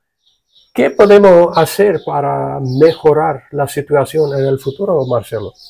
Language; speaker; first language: Spanish; non-native, fluent; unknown